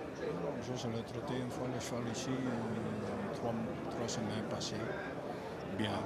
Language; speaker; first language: French; non-native, local second language; Dutch